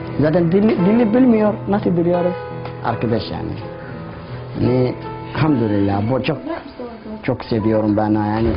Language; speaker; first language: Turkish; non-native, learner; Somali